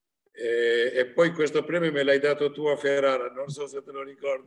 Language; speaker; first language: Italian; non-native, fluent; Albanian